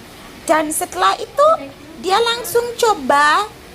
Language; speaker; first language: Indonesian; non-native, learner; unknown